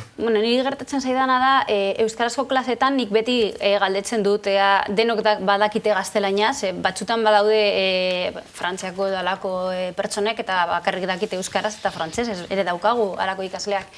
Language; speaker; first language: Basque; non-native, local second language; Spanish